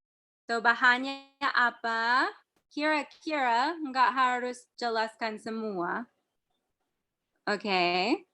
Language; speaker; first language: Indonesian; non-native, learner; English